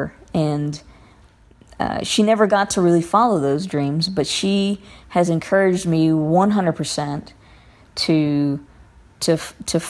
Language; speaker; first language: English; native; English